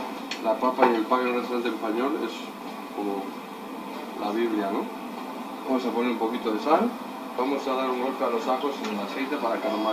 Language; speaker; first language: Spanish; native; Spanish